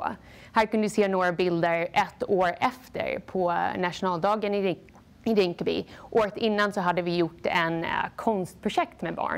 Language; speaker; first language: Swedish; non-native, fluent; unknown